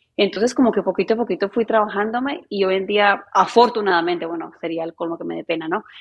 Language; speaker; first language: Spanish; native; Spanish